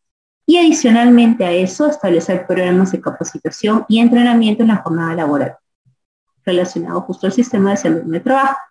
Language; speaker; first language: Spanish; native; Spanish